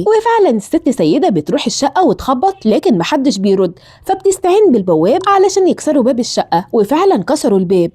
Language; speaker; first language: Arabic; native; Arabic